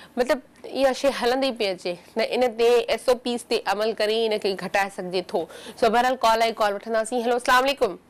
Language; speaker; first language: Sindhi; native; Sindhi